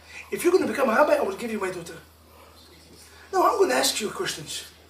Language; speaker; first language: English; non-native, fluent; Hebrew